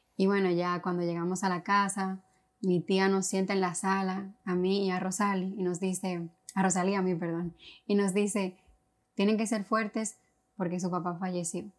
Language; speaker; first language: Spanish; native; Spanish